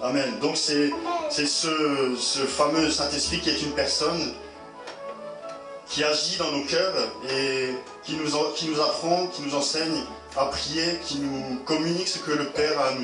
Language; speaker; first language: French; native; French